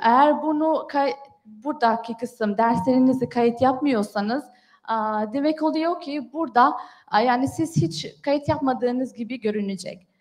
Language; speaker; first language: Turkish; non-native, fluent; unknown